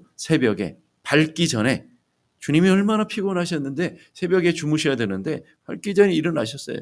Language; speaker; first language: Korean; native; Korean